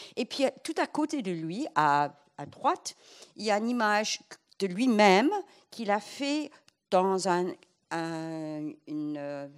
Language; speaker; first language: French; non-native, fluent; English